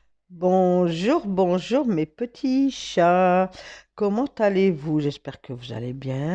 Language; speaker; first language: French; native; French